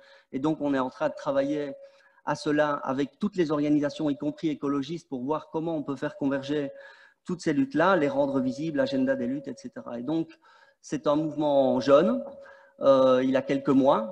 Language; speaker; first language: French; native; French